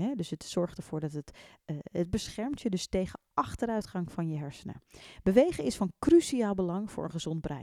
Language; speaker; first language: Dutch; native; Dutch